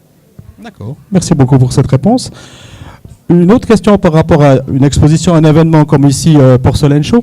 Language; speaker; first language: French; native; French